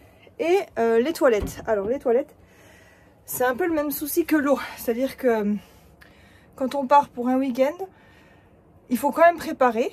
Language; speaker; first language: French; native; French